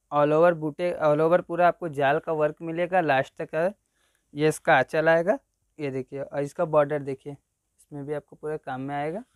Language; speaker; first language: Hindi; native; Hindi